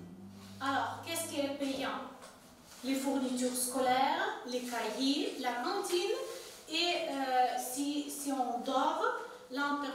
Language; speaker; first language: French; non-native, fluent; Ukrainian